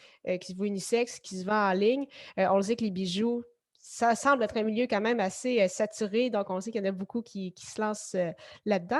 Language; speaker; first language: French; native; French